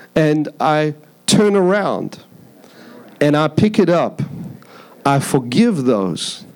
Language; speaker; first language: English; native; English